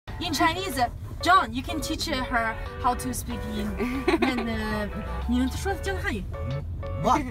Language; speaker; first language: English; non-native, learner; Chinese